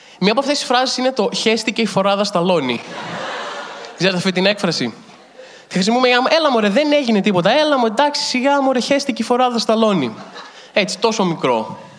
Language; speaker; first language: Greek; native; Greek